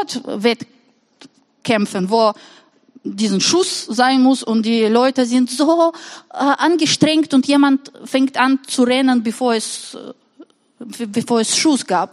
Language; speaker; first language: German; non-native, fluent; Russian